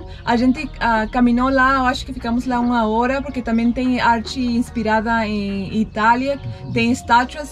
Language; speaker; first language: Portuguese; non-native, fluent; Spanish